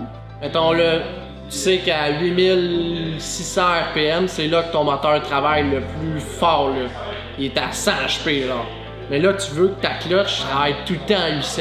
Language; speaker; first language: French; native; French